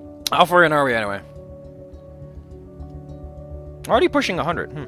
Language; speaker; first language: English; non-native, fluent; Dutch